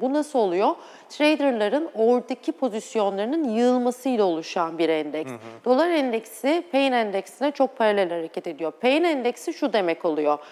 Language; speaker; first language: Turkish; native; Turkish